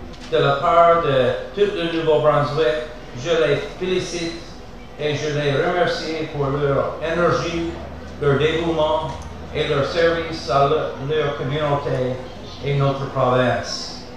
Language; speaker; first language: French; non-native, fluent; English